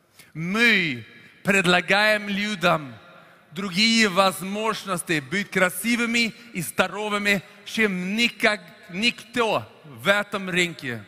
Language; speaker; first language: Russian; non-native, fluent; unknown